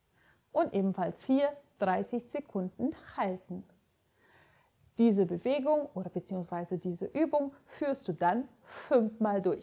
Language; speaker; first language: German; native; German